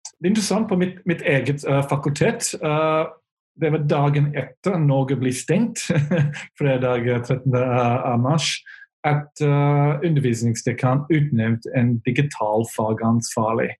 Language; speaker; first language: Norwegian; non-native, fluent; English